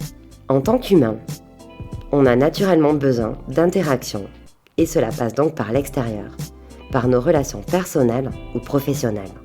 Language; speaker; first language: French; native; French